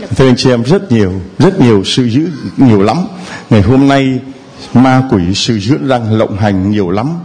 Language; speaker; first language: Vietnamese; native; Vietnamese